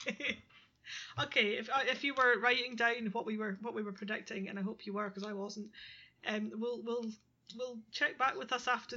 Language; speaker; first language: English; native; English